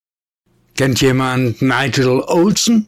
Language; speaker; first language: German; native; German